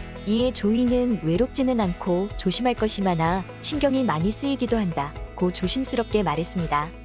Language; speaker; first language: Korean; native; Korean